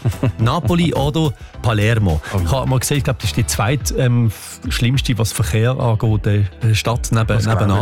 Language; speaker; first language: German; native; German